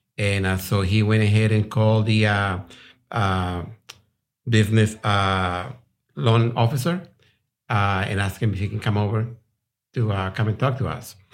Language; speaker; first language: English; non-native, fluent; Spanish